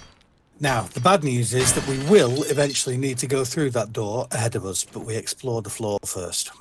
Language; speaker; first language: English; native; English